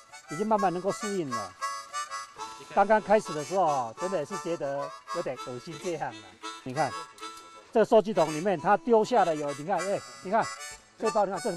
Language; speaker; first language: Chinese; native; Chinese